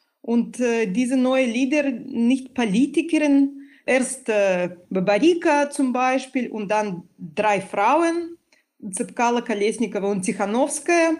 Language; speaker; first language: German; non-native, fluent; Belarusian